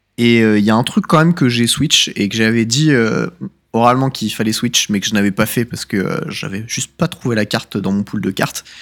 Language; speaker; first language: French; native; French